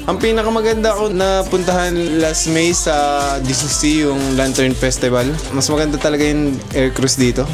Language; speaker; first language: Filipino; native; Filipino